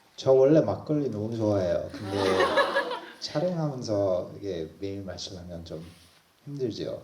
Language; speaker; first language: Korean; early bilingual, heritage; Korean